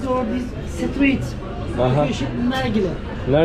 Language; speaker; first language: English; non-native, learner; Turkish